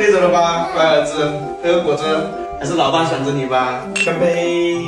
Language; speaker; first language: Chinese; native; Chinese